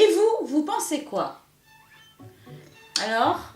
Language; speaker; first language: French; native; French